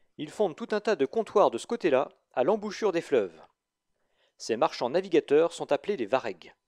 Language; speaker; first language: French; native; French